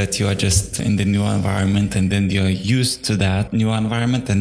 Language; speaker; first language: English; non-native, fluent; Lithuanian